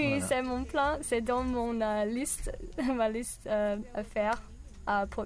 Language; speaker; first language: French; non-native, learner; English